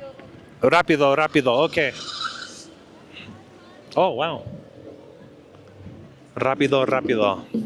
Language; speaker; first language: Spanish; non-native, learner; English